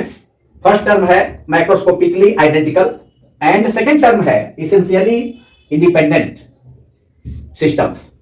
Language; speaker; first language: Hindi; native; Hindi